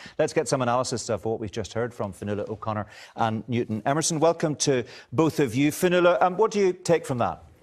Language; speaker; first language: English; native; English